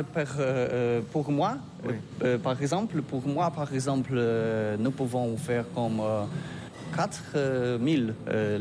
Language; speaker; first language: French; non-native, learner; Polish